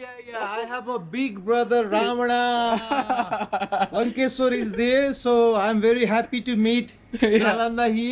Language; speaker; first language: English; non-native, fluent; Nepali